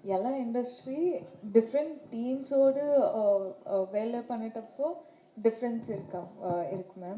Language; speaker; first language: Tamil; non-native, learner; Kannada